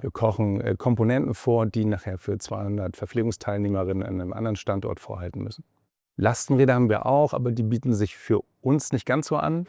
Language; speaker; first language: German; native; German